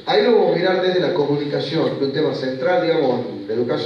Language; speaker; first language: Spanish; native; Spanish